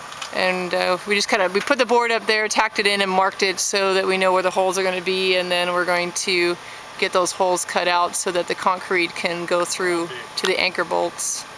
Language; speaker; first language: English; native; English